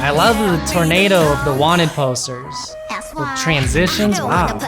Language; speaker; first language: English; native; English